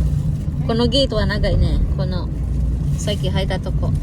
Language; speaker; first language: Japanese; non-native, fluent; Filipino